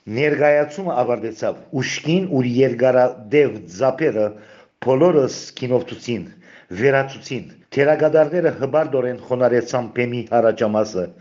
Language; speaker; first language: Armenian; early bilingual, heritage; Armenian